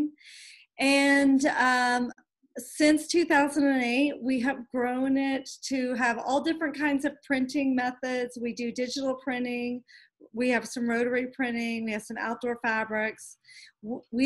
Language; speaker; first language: English; native; English